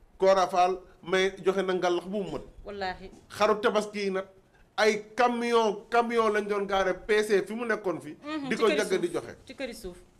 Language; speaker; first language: Wolof; native; Wolof